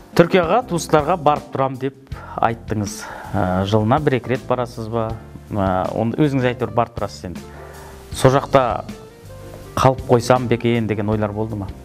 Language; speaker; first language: Kazakh; native; Kazakh